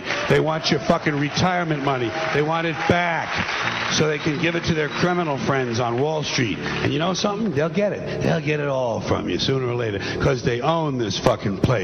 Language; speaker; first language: English; native; English